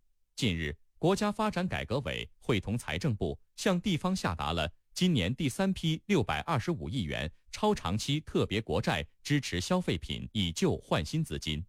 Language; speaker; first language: Chinese; native; Chinese